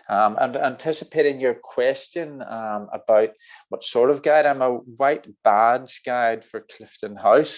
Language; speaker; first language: English; native; English